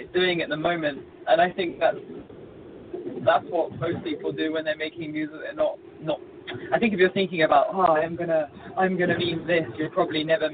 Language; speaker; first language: English; native; English